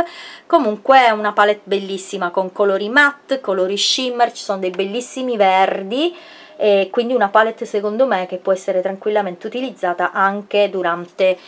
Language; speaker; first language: Italian; native; Italian